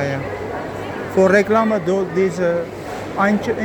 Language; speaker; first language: Dutch; non-native, learner; Armenian